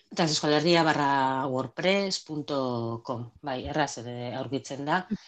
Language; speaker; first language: Basque; non-native, local second language; Spanish